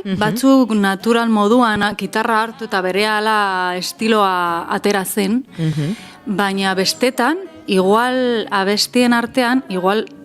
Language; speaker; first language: Basque; non-native, local second language; Spanish